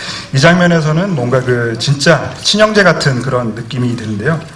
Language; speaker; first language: Korean; native; Korean